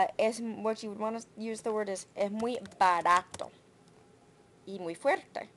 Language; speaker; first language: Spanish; non-native, learner; English